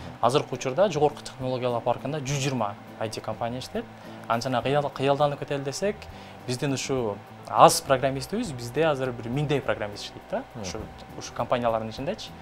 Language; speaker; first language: Kyrgyz; native; Kyrgyz